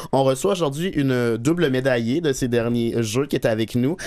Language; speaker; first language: French; native; French